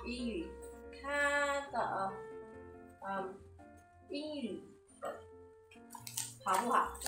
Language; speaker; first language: Chinese; non-native, fluent; Vietnamese